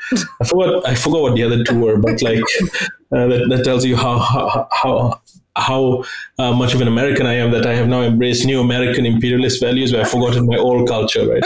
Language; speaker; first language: English; native; English